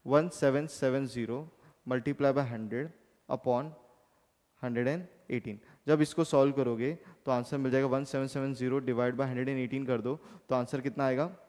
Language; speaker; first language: Hindi; native; Hindi